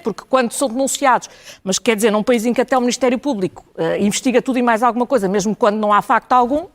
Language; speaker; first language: Portuguese; native; Portuguese